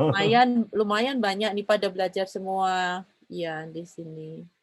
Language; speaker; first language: Indonesian; native; Indonesian